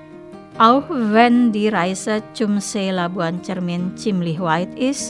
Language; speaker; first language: German; non-native, fluent; Indonesian